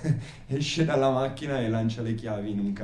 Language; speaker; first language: Italian; native; Italian